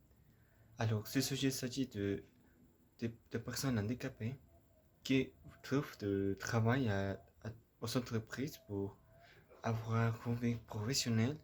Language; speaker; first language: French; non-native, learner; Spanish